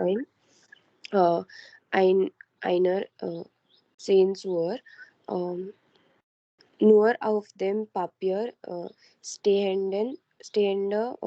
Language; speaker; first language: German; non-native, learner; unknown